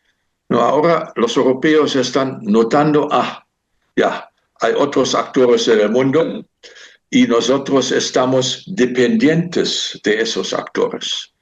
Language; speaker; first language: Spanish; non-native, fluent; German